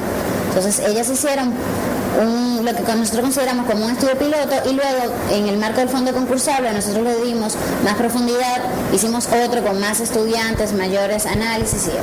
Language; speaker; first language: Spanish; native; Spanish